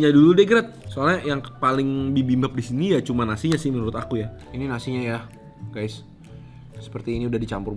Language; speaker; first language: Indonesian; native; Indonesian